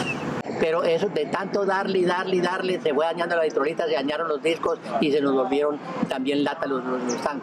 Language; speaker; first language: Spanish; native; Spanish